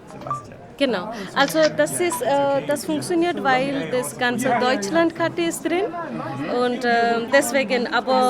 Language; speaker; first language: German; non-native, learner; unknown